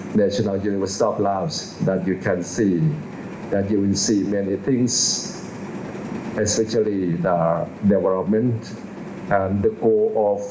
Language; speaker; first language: English; non-native, fluent; Thai